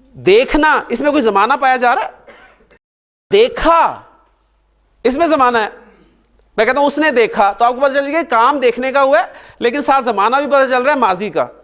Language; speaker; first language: Urdu; native; Urdu